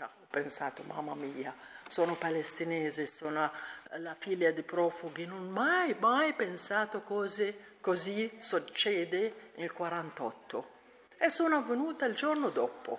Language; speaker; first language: Italian; non-native, learner; Arabic